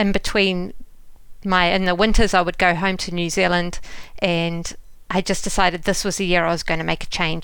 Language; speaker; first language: English; native; English